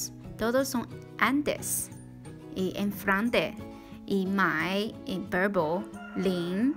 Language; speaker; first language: Spanish; non-native, learner; Chinese